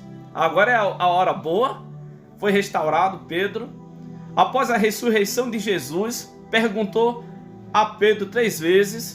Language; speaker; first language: Portuguese; native; Portuguese